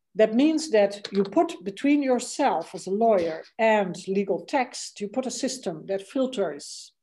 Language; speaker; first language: English; non-native, fluent; Dutch